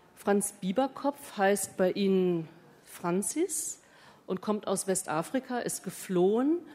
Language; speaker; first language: German; native; German